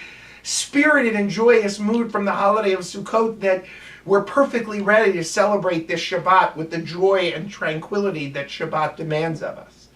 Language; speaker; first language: English; native; English